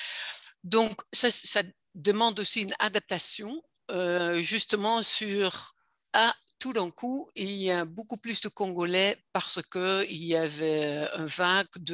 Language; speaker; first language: French; non-native, fluent; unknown